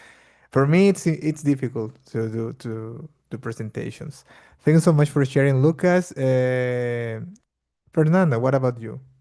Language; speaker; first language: English; non-native, fluent; Portuguese